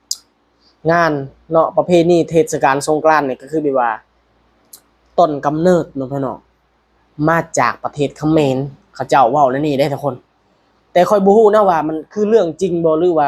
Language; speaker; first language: Thai; non-native, local second language; Lao